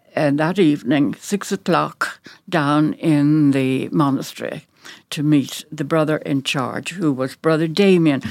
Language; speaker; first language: English; native; English